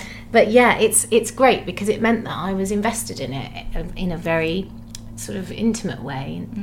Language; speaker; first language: English; native; English